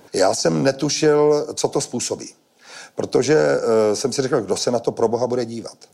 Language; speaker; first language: Czech; native; Czech